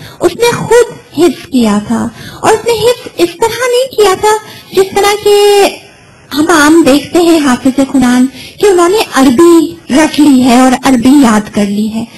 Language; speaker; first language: Urdu; native; Urdu